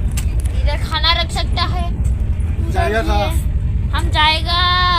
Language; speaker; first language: Hindi; non-native, local second language; Bodo